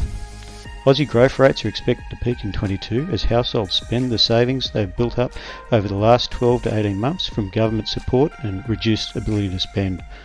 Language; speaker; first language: English; native; English